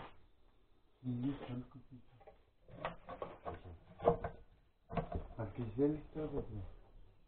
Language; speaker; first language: Russian; native; Russian